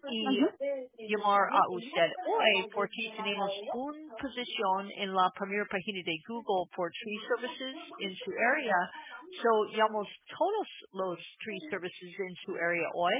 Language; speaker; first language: Spanish; non-native, learner; English